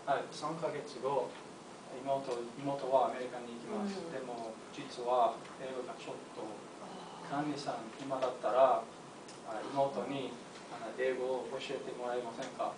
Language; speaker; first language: Japanese; non-native, learner; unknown